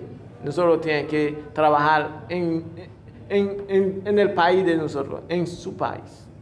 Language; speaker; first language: Spanish; non-native, fluent; Haitian Creole